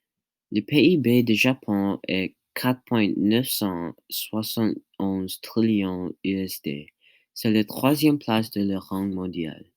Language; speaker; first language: French; non-native, learner; English